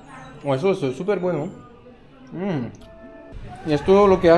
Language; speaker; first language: Spanish; non-native, learner; French